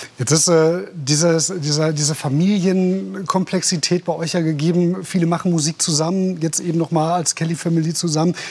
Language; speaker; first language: German; native; German